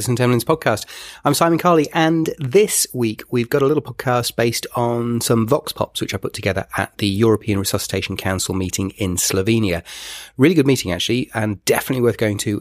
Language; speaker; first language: English; native; English